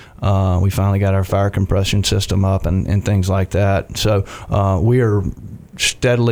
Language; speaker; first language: English; native; English